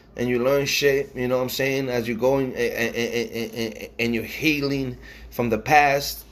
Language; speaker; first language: English; early bilingual, other home language; Spanish